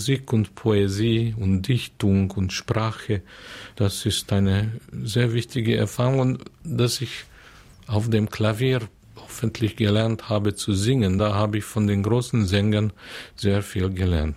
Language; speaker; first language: German; non-native, fluent; Hungarian